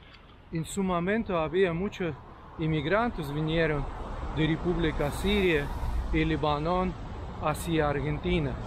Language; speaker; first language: Spanish; non-native, fluent; Russian